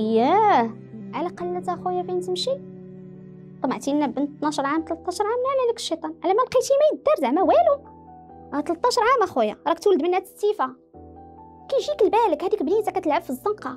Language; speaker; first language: Arabic; native; Arabic